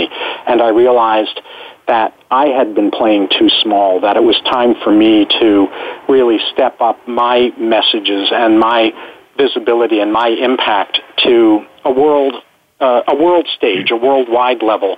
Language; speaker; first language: English; native; English